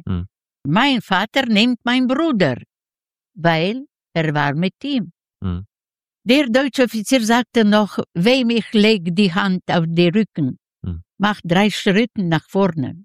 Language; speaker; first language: German; non-native, learner; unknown